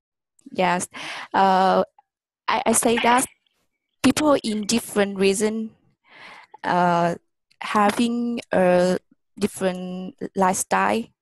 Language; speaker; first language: English; non-native, learner; Vietnamese